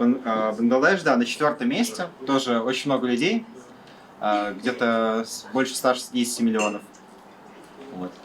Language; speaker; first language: Russian; native; Russian